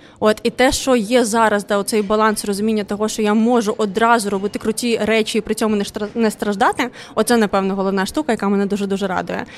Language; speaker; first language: Ukrainian; non-native, local second language; Russian